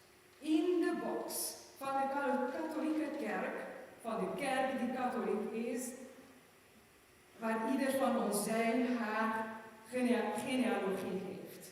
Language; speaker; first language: Dutch; non-native, fluent; German